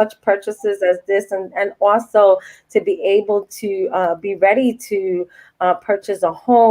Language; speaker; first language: English; native; English